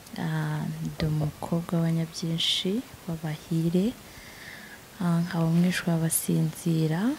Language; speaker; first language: Kinyarwanda; native; Kinyarwanda